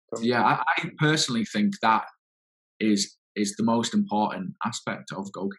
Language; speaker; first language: English; native; English